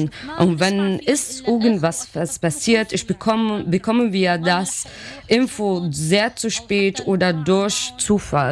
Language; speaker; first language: German; non-native, learner; Arabic